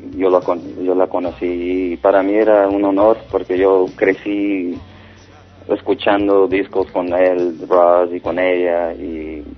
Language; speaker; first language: Spanish; early bilingual, heritage; Spanish